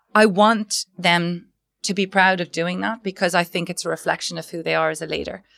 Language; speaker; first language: English; native; English